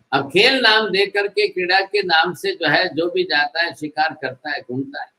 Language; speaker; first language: Hindi; non-native, local second language; Gujarati